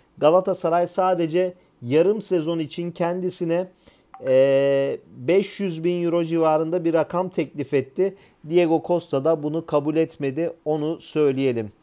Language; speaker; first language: Turkish; native; Turkish